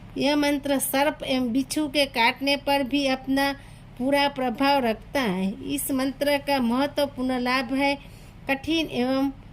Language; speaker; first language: Hindi; non-native, local second language; Gujarati